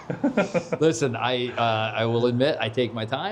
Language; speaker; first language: English; native; English